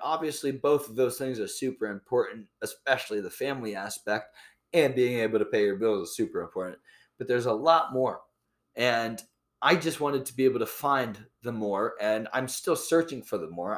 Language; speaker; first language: English; native; English